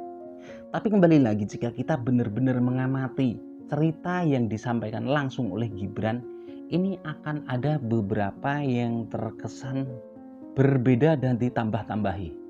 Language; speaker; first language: Indonesian; native; Indonesian